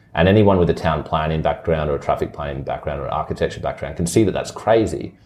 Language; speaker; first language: English; native; English